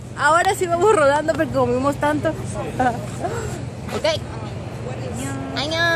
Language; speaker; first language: Spanish; native; Spanish